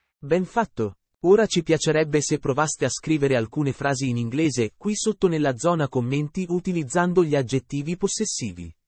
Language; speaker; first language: Italian; native; Italian